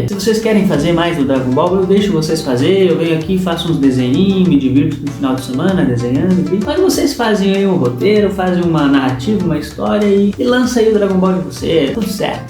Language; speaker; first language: Portuguese; native; Portuguese